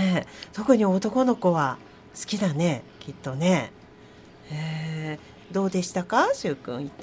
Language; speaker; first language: Japanese; native; Japanese